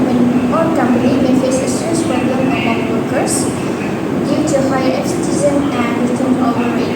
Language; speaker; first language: English; non-native, learner; Malay